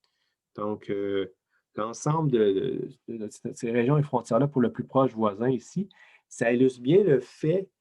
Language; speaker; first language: French; native; French